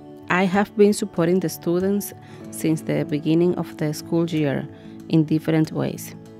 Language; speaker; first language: English; non-native, fluent; Spanish